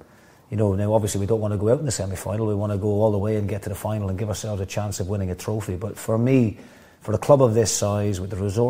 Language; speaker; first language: English; native; English